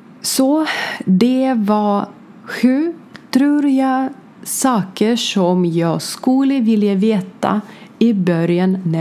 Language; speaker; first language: Swedish; non-native, learner; Ukrainian